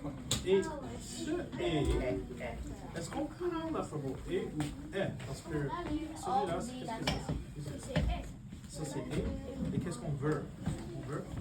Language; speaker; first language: French; non-native, local second language; English